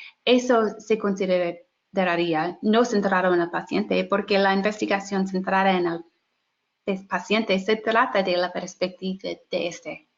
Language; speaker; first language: Spanish; non-native, fluent; English